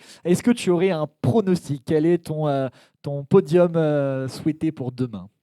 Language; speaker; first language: French; native; French